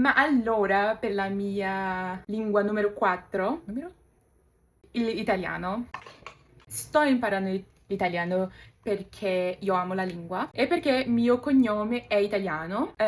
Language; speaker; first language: Italian; non-native, learner; Portuguese